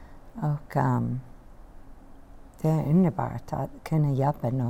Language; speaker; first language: Swedish; non-native, learner; English